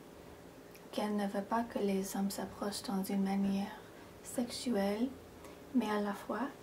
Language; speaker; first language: French; non-native, fluent; English